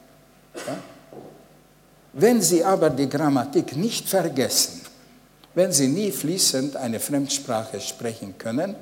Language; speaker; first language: German; non-native, fluent; Hungarian